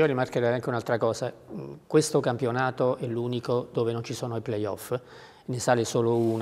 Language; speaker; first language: Italian; native; Italian